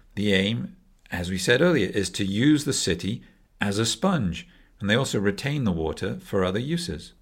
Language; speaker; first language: English; native; English